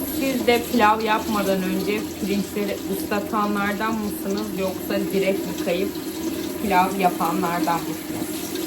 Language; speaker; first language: Turkish; native; Turkish